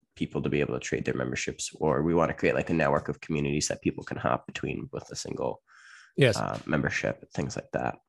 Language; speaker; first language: English; native; English